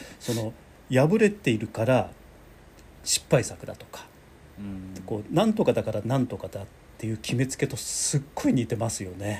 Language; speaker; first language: Japanese; native; Japanese